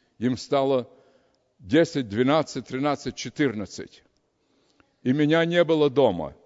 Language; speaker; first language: Russian; early bilingual, heritage; Russian